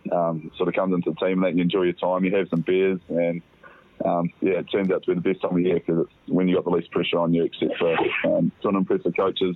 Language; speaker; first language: English; native; English